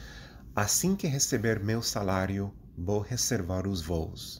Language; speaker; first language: Portuguese; non-native, fluent; English